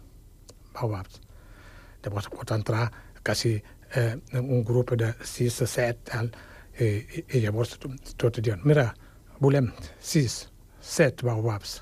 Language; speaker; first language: Catalan; non-native, fluent; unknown